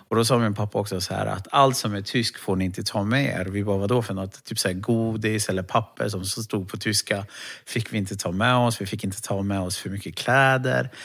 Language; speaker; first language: Swedish; early bilingual, other home language; Romany